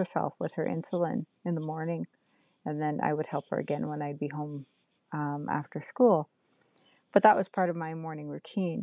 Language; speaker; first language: English; native; English